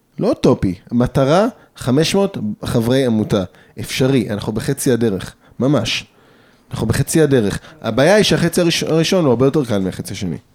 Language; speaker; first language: Hebrew; early bilingual, other home language; English